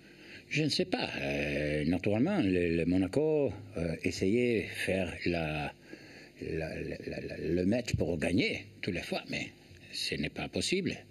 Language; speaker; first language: French; non-native, learner; Italian